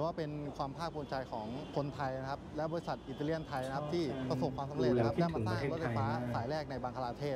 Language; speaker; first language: Thai; native; Thai